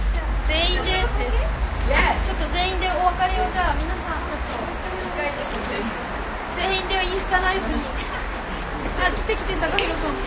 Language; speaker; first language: Japanese; native; Japanese